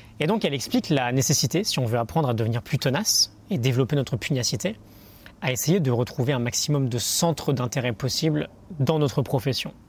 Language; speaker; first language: French; native; French